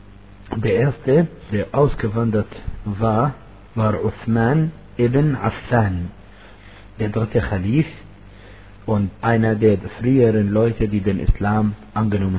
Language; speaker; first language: German; non-native, fluent; Arabic